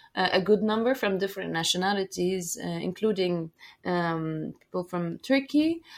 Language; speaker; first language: English; non-native, fluent; Arabic